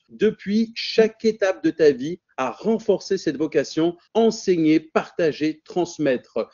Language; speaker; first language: French; native; French